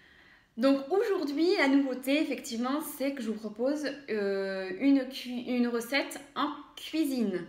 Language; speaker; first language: French; native; French